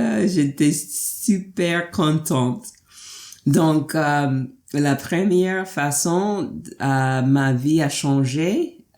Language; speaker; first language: French; non-native, fluent; English